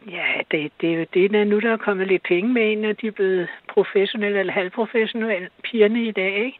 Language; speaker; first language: Danish; native; Danish